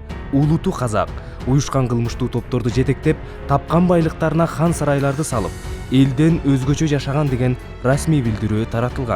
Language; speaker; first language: Kyrgyz; native; Kyrgyz